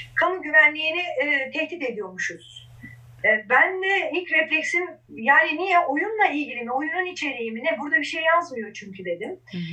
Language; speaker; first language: Turkish; non-native, local second language; Kurdish